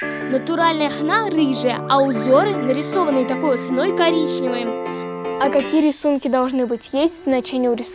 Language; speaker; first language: Russian; native; Russian